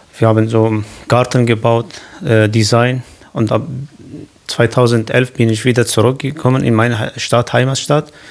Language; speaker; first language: German; non-native, learner; Kurdish